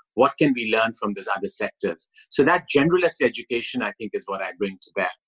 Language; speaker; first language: English; non-native, local second language; Urdu